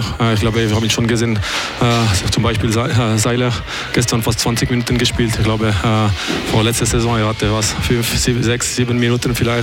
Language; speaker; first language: German; non-native, local second language; French